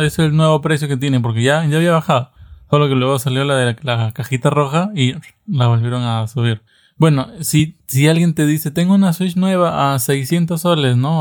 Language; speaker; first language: Spanish; native; Spanish